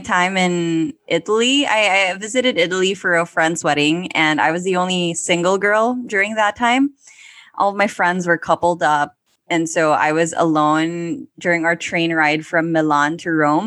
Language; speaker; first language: English; non-native, local second language; Filipino